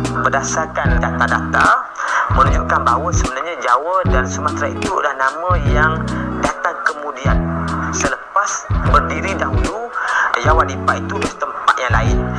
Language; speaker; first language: Malay; native; Malay